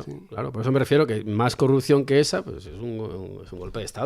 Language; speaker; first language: Spanish; native; Spanish